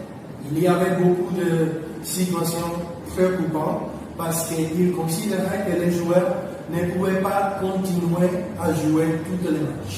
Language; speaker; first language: French; non-native, learner; Spanish